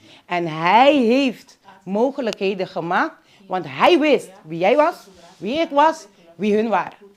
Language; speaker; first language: Dutch; non-native, local second language; Papiamento